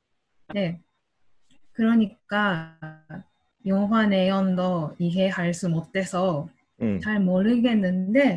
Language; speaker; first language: Korean; non-native, learner; Japanese